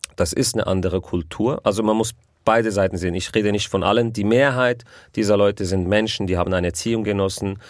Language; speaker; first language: German; early bilingual, other home language; Arabic